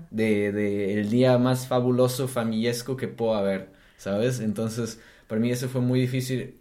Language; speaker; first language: Spanish; non-native, fluent; German